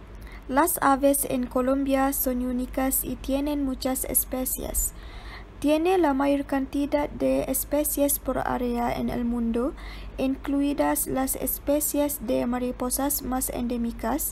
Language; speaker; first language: Spanish; non-native, learner; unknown